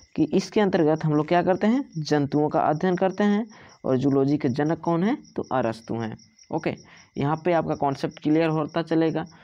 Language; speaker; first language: Hindi; native; Hindi